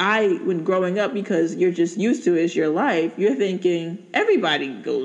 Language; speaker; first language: English; native; English